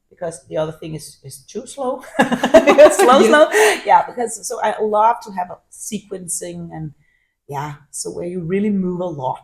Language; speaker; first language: English; non-native, fluent; Danish